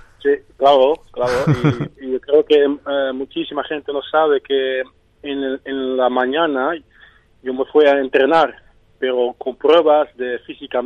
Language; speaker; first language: Spanish; non-native, fluent; Dutch